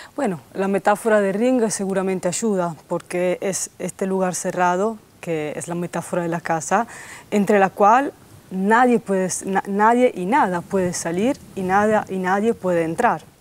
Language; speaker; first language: Spanish; non-native, fluent; Italian